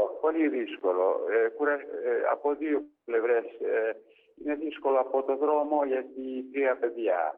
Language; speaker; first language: Greek; non-native, learner; Ukrainian